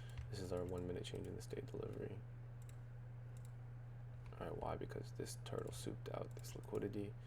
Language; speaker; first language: English; native; English